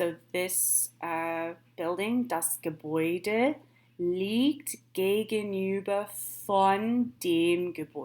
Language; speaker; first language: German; non-native, fluent; English